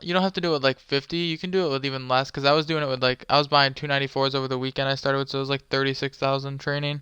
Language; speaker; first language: English; native; English